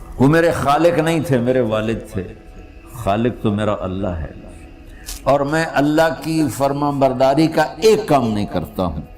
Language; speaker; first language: Urdu; non-native, local second language; Punjabi